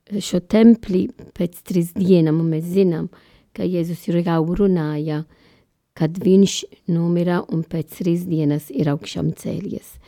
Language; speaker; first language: Latvian; non-native, learner; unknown